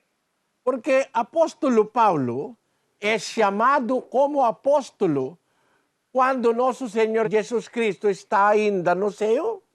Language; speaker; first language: Portuguese; non-native, learner; Filipino